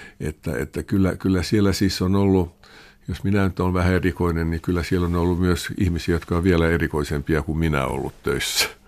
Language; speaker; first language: Finnish; non-native, local second language; Swedish